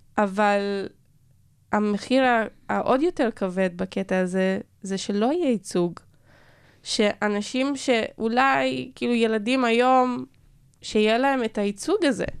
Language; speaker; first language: Hebrew; non-native, local second language; Arabic